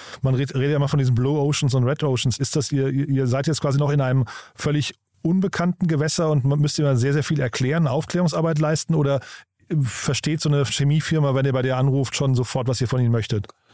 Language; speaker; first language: German; native; German